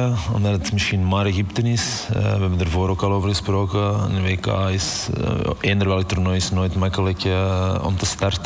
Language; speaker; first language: Dutch; native; Dutch